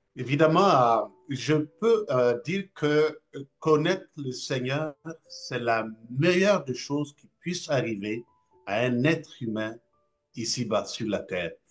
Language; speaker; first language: French; non-native, local second language; Mossi